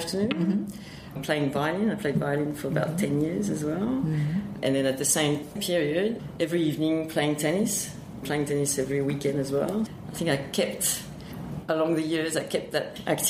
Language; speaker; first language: English; non-native, fluent; French